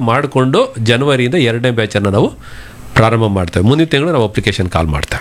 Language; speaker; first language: Kannada; native; Kannada